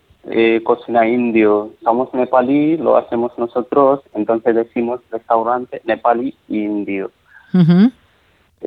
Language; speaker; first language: Spanish; non-native, learner; Nepali